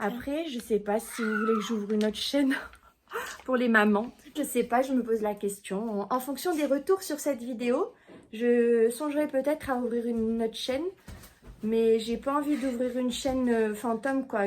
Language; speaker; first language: French; native; French